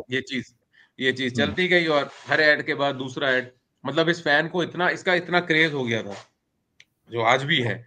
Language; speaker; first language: Hindi; native; Hindi